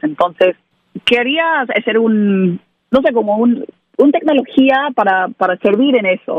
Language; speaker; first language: Spanish; non-native, learner; English